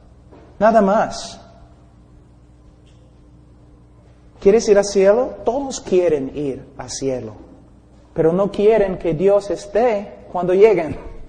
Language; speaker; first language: Spanish; non-native, fluent; English